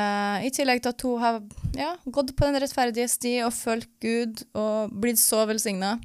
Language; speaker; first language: Norwegian; native; Norwegian